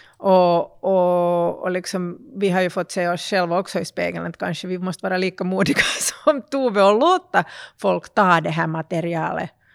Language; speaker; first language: Swedish; native; Swedish